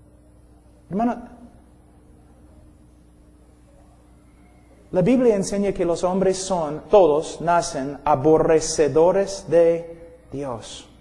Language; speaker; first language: Spanish; non-native, fluent; English